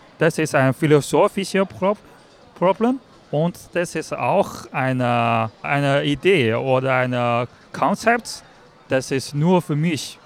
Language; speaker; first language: German; non-native, learner; Chinese